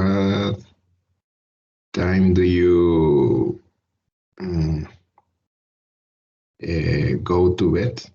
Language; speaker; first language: English; non-native, learner; Spanish